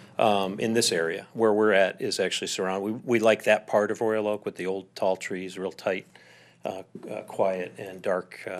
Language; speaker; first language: English; native; English